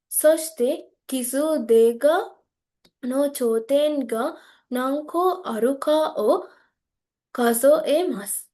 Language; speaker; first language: Japanese; non-native, learner; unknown